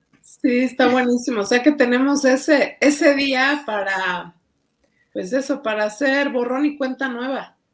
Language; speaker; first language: Spanish; native; Spanish